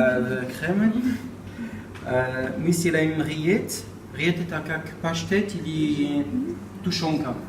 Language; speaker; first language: Russian; non-native, learner; French